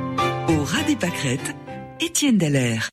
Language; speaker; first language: French; native; French